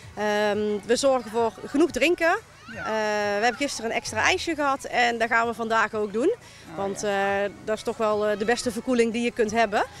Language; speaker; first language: Dutch; native; Dutch